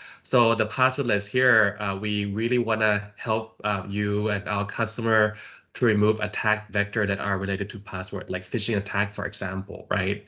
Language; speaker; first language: English; non-native, fluent; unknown